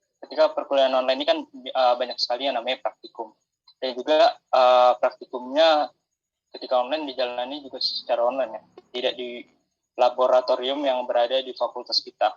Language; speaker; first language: Indonesian; native; Indonesian